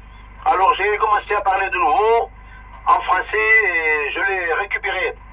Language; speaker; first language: French; early bilingual, other home language; Spanish